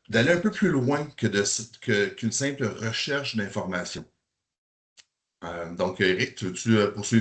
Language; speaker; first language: French; native; French